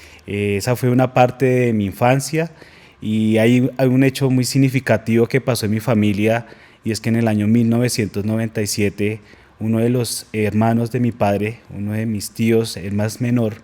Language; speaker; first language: Spanish; native; Spanish